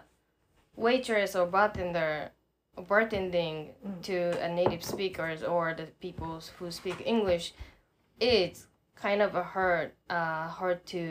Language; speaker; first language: English; non-native, fluent; Japanese